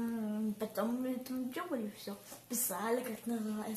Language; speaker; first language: Russian; early bilingual, heritage; Russian